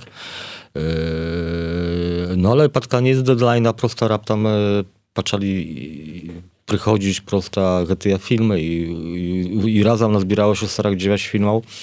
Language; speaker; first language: Polish; non-native, learner; Belarusian